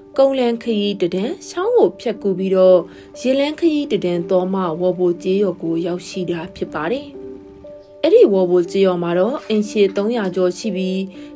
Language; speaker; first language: Burmese; native; Burmese